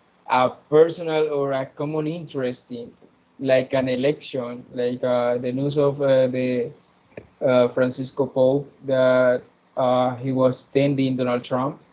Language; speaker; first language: English; non-native, fluent; Spanish